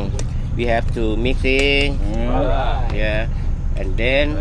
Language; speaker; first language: English; non-native, learner; Thai